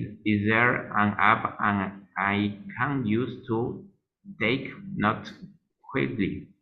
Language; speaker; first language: English; non-native, learner; Spanish